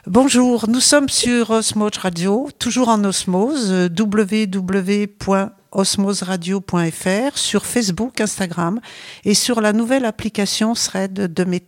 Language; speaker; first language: French; native; French